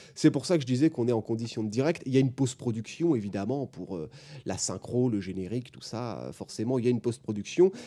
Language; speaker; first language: French; native; French